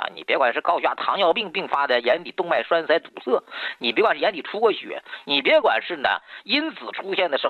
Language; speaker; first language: Chinese; native; Chinese